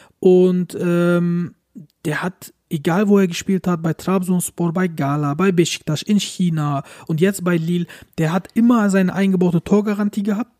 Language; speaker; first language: German; early bilingual, other home language; Turkish